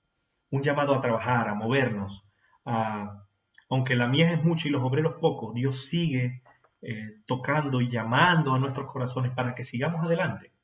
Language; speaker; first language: Spanish; native; Spanish